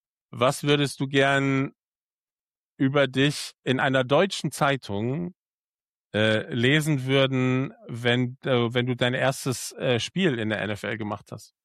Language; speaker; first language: German; native; German